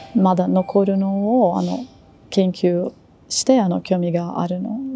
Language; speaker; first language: Japanese; non-native, fluent; Portuguese